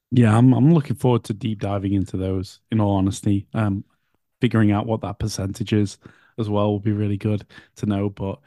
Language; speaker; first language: English; native; English